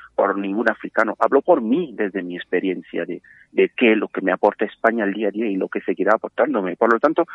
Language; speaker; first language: Spanish; non-native, fluent; French